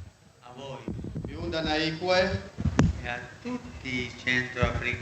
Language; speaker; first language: Italian; early bilingual, heritage; Spanish